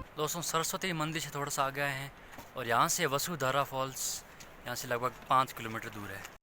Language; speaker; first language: Hindi; native; Hindi